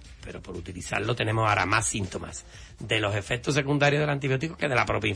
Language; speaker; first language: Spanish; native; Spanish